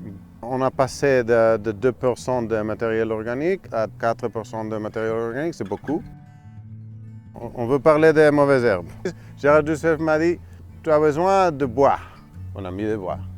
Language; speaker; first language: French; non-native, fluent; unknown